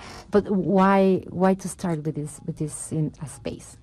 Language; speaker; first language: English; non-native, fluent; Spanish